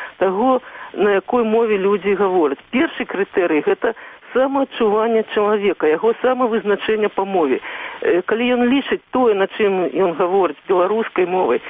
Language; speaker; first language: Belarusian; non-native, local second language; Russian